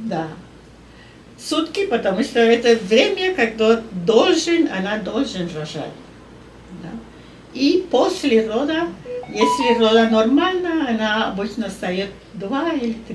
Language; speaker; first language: Russian; non-native, learner; Spanish